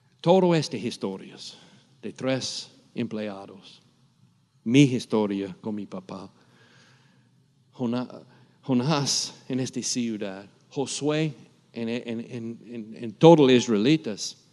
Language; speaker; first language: Spanish; non-native, learner; English